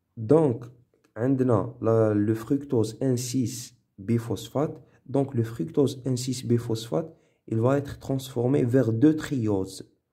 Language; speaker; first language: French; non-native, local second language; Arabic